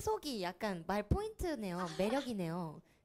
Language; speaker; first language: Korean; native; Korean